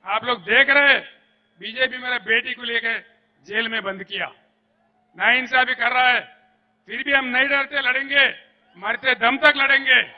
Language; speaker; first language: Hindi; non-native, local second language; Telugu